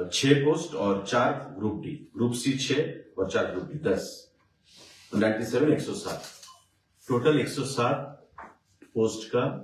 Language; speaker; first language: Hindi; non-native, local second language; Bangla